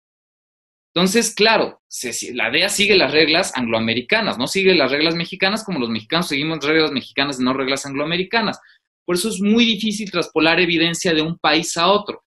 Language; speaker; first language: Spanish; native; Spanish